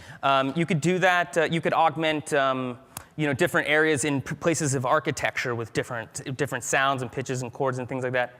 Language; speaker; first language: English; native; English